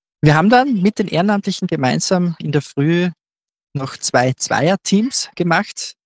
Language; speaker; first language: German; native; German